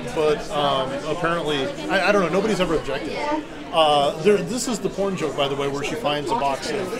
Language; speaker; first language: English; native; English